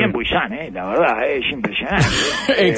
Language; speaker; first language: Spanish; native; Spanish